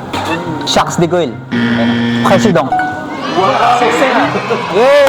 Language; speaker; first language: French; non-native, learner; Filipino